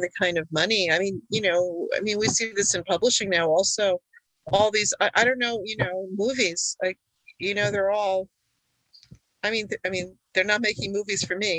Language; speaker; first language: English; early bilingual, other home language; Hungarian